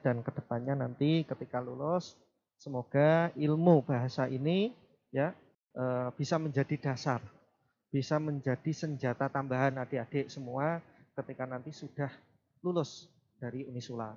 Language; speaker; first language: Indonesian; native; Indonesian